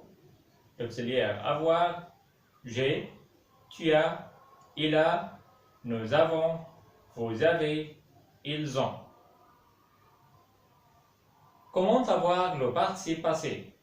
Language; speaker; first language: French; non-native, local second language; Arabic